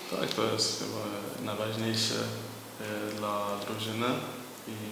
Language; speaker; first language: Polish; non-native, fluent; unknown